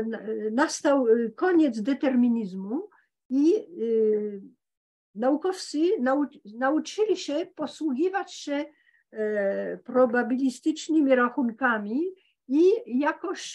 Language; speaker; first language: Polish; early bilingual, heritage; Polish